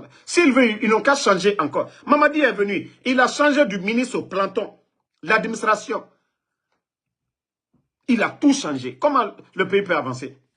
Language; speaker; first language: French; non-native, local second language; Mandingo